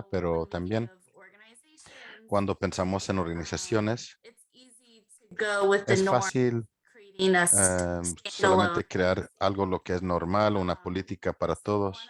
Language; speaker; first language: Spanish; non-native, fluent; English